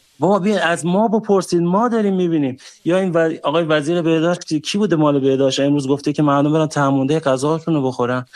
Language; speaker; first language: Persian; native; Persian